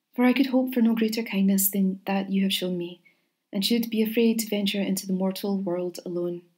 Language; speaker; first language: English; native; English